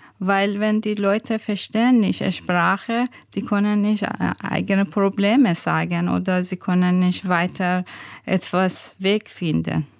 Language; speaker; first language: German; non-native, learner; Persian